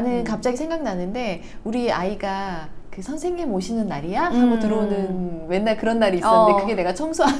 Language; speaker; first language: Korean; native; Korean